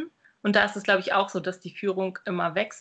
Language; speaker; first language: German; native; German